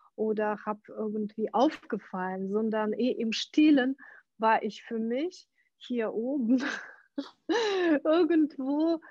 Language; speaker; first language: German; non-native, fluent; Ukrainian